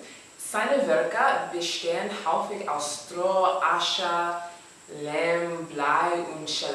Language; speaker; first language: German; non-native, learner; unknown